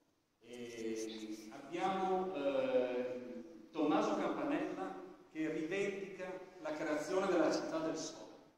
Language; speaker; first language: Italian; native; Italian